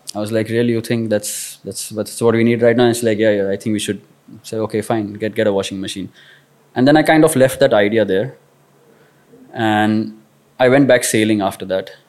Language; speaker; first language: English; non-native, local second language; Marathi